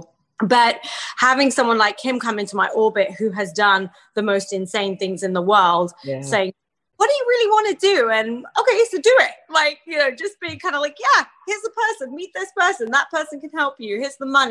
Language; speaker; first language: English; native; English